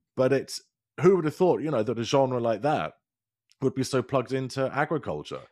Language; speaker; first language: English; native; English